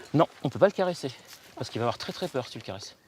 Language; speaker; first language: French; native; French